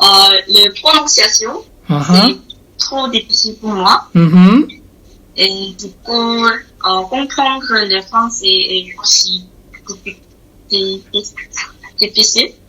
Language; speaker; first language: French; non-native, fluent; Korean